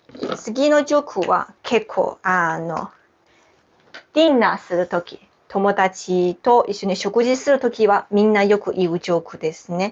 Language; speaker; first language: Japanese; non-native, local second language; Chinese